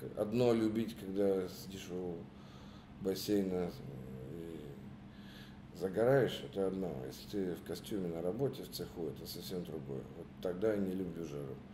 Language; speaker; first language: Russian; native; Russian